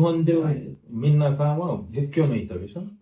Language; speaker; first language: Japanese; non-native, learner; Hindi